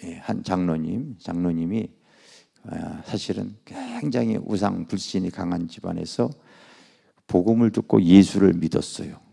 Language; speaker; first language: Korean; native; Korean